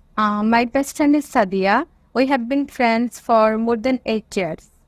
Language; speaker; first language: English; non-native, learner; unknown